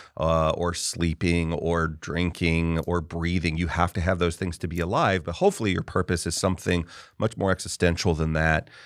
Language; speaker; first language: English; native; English